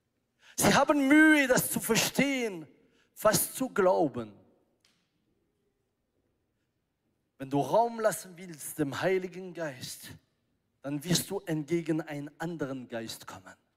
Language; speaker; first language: German; non-native, fluent; French